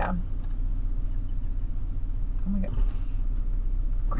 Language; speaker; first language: English; native; English